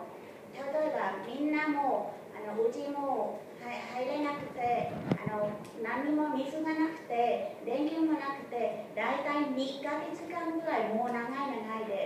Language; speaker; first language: Japanese; non-native, fluent; Thai